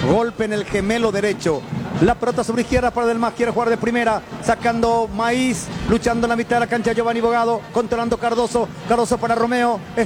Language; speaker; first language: Spanish; native; Spanish